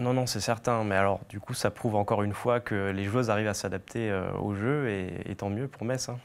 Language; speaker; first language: French; native; French